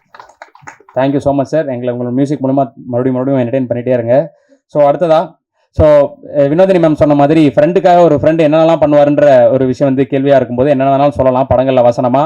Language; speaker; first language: Tamil; native; Tamil